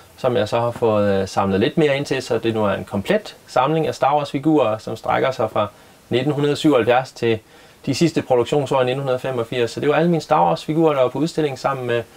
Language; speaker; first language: Danish; native; Danish